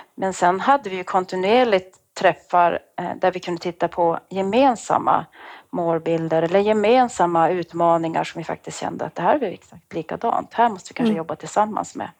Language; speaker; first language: Swedish; native; Swedish